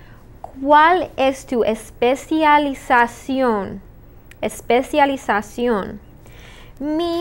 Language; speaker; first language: Spanish; non-native, fluent; English